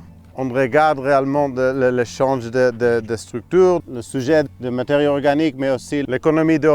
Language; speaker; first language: French; non-native, fluent; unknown